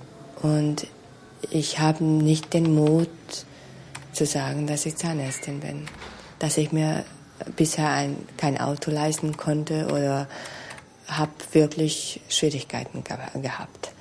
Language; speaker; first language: German; non-native, fluent; Hungarian